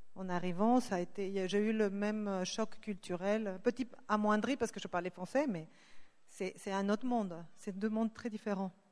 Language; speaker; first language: French; non-native, fluent; Spanish